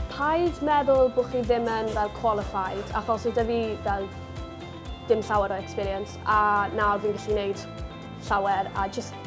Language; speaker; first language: Welsh; non-native, local second language; English